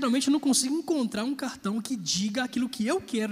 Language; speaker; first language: Portuguese; native; Portuguese